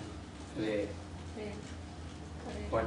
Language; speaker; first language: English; non-native, learner; Tibetan